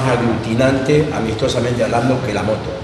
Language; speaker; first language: Spanish; native; Spanish